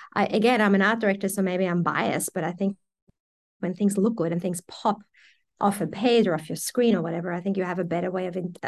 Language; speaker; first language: English; early bilingual, other home language; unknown